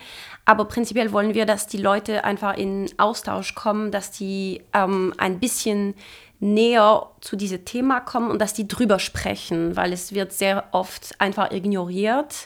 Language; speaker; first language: German; non-native, fluent; French